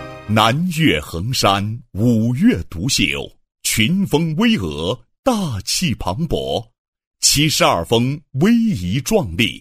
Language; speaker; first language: Chinese; native; Chinese